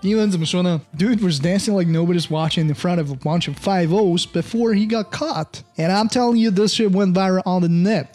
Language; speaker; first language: English; non-native, fluent; Chinese